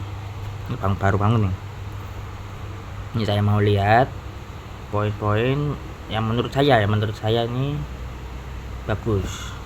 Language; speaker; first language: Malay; non-native, local second language; Javanese